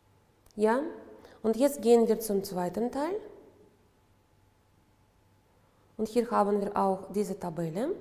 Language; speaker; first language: German; non-native, fluent; Uzbek